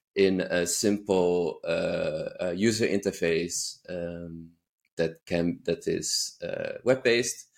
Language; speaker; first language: English; non-native, fluent; Dutch